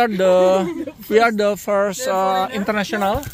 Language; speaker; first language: English; non-native, learner; Indonesian